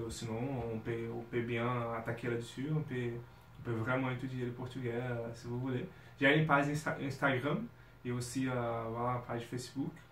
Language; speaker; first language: French; non-native, fluent; Portuguese